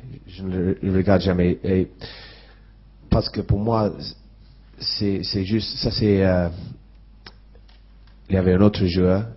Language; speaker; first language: French; non-native, fluent; English